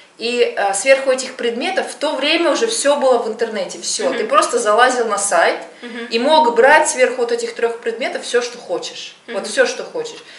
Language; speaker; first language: Russian; native; Russian